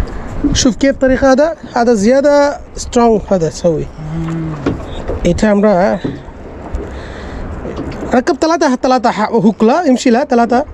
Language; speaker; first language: Arabic; non-native, learner; Bangla